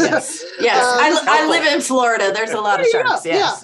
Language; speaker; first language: English; native; English